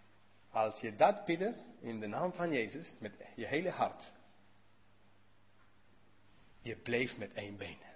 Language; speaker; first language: Dutch; non-native, learner; English